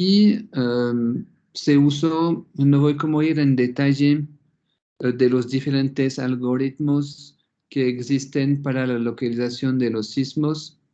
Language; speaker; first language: Spanish; non-native, fluent; French